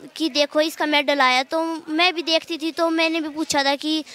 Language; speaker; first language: Hindi; native; Hindi